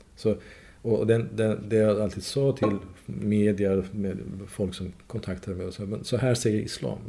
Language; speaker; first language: Swedish; non-native, fluent; Persian